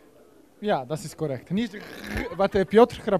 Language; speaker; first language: German; non-native, learner; Polish